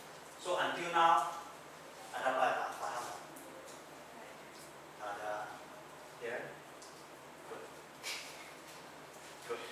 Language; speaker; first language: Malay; non-native, local second language; Chinese